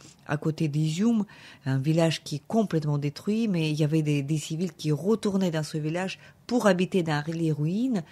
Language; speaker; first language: French; non-native, fluent; Ukrainian